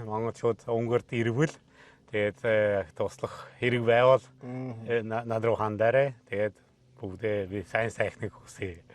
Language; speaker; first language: Mongolian; non-native, fluent; Hungarian